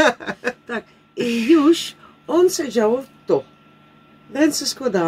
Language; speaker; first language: Polish; non-native, learner; Dutch